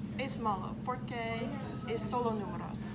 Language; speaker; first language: Spanish; non-native, learner; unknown